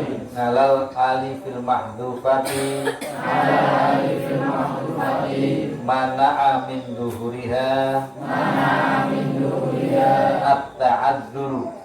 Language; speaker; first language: Arabic; non-native, fluent; Javanese